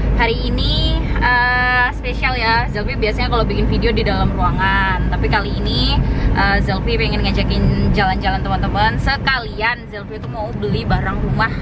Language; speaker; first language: Indonesian; native; Indonesian